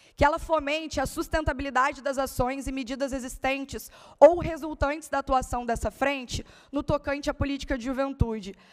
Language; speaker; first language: Portuguese; native; Portuguese